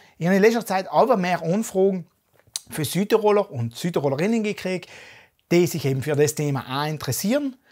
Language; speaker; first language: German; native; German